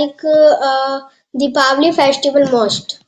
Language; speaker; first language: English; non-native, learner; Hindi